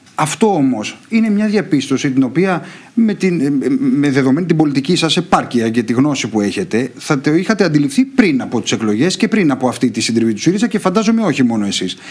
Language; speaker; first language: Greek; native; Greek